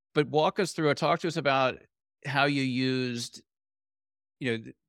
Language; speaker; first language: English; native; English